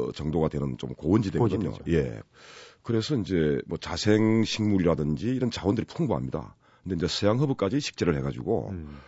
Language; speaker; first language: Korean; native; Korean